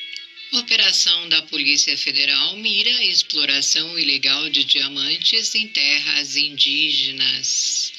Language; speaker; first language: Portuguese; native; Portuguese